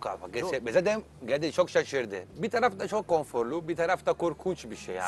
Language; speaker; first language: Turkish; non-native, learner; Italian